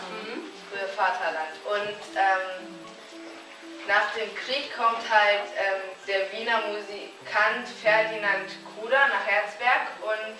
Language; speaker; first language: German; native; German